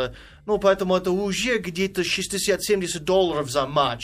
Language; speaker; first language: Russian; non-native, fluent; English